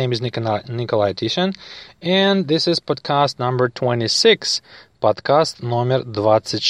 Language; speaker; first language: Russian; native; Russian